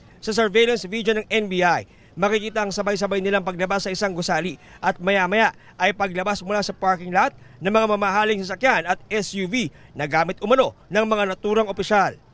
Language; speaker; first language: Filipino; native; Filipino